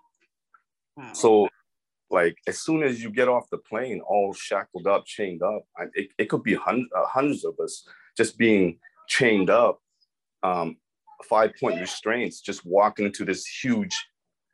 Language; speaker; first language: English; early bilingual, other home language; Khmer